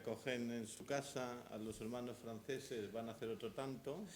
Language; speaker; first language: Spanish; native; Spanish